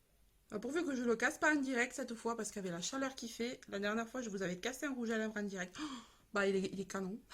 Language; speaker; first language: French; native; French